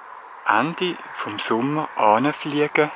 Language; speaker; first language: German; native; German